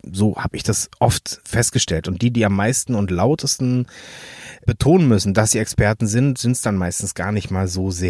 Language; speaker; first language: German; native; German